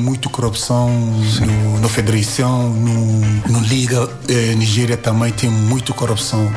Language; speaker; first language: Portuguese; non-native, learner; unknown